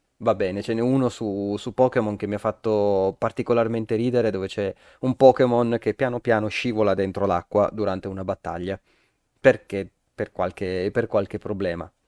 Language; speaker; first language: Italian; native; Italian